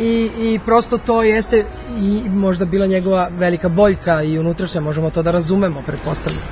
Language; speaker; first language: Serbian; native; Serbian